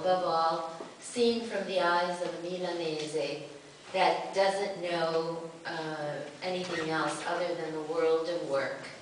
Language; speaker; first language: English; native; English